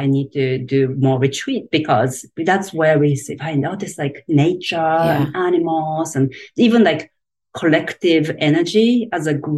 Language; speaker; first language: English; non-native, fluent; Japanese